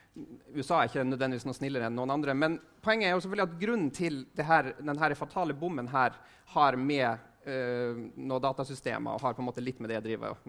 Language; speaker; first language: Norwegian; native; Norwegian